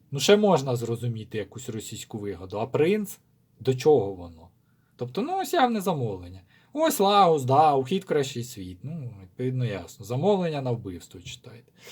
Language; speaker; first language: Ukrainian; non-native, local second language; Russian